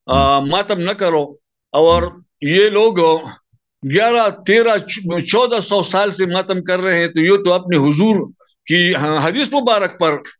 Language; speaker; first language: Urdu; non-native, local second language; Pashto